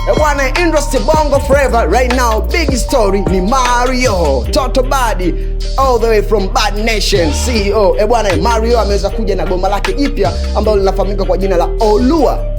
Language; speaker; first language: Swahili; native; Swahili